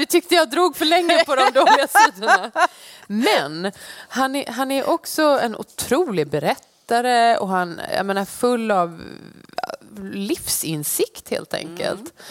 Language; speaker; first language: Swedish; native; Swedish